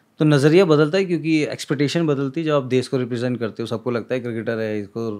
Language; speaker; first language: Hindi; native; Hindi